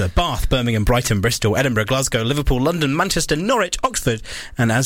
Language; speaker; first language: English; native; English